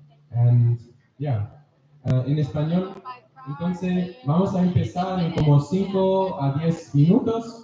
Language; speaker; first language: Spanish; non-native, learner; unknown